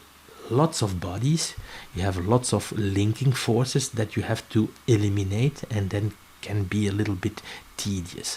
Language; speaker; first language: English; non-native, fluent; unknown